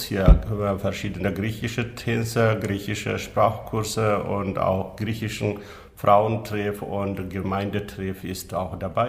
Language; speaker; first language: German; non-native, learner; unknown